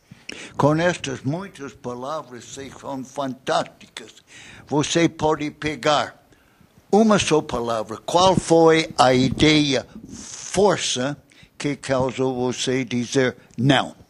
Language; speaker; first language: Portuguese; non-native, learner; English